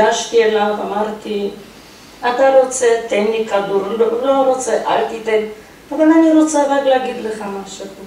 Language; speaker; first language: Hebrew; non-native, fluent; Polish